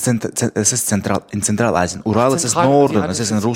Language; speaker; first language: German; non-native, fluent; Tajik